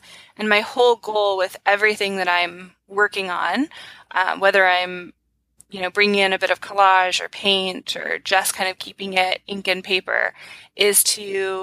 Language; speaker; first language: English; native; English